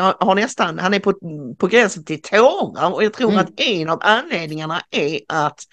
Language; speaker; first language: Swedish; native; Swedish